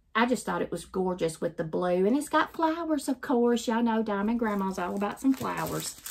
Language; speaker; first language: English; native; English